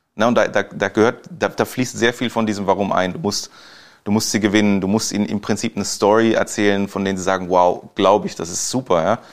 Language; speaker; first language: German; native; German